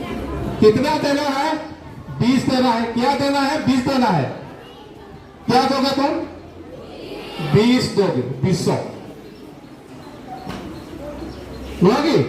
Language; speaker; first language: Hindi; non-native, local second language; Odia